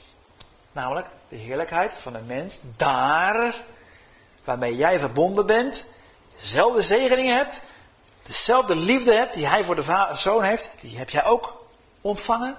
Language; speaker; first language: Dutch; native; Dutch